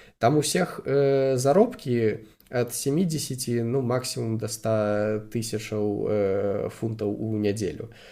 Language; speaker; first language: Belarusian; non-native, local second language; Russian